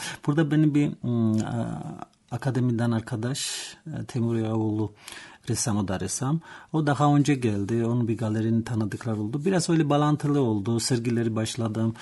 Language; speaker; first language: Turkish; non-native, learner; Georgian